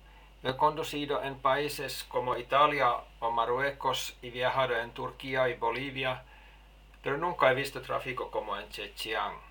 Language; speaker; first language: Spanish; non-native, learner; Finnish